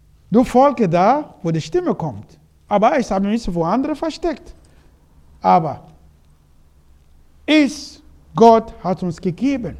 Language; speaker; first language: German; non-native, learner; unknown